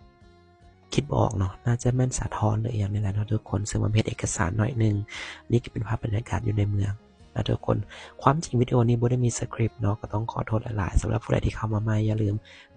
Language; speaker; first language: Thai; non-native, local second language; Lao